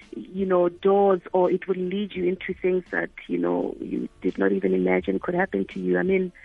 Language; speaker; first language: English; non-native, local second language; Tswana